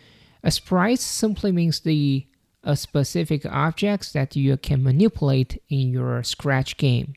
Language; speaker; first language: English; non-native, fluent; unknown